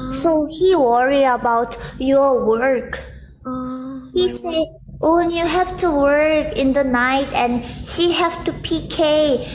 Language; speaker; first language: English; non-native, learner; Thai